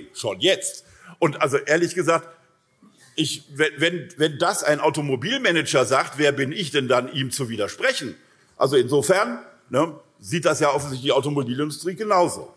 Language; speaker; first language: German; native; German